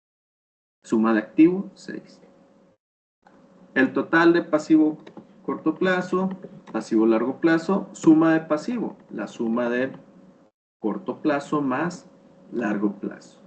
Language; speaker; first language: Spanish; native; Spanish